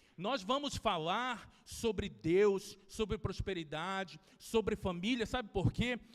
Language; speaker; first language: Portuguese; native; Portuguese